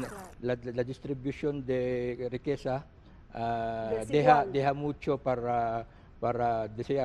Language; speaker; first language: Spanish; non-native, learner; Filipino